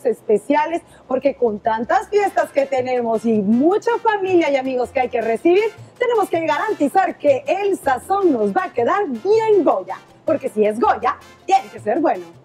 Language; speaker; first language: Spanish; native; Spanish